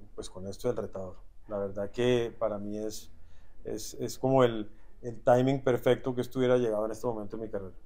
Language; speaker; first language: Spanish; native; Spanish